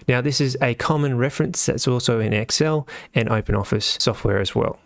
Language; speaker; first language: English; native; English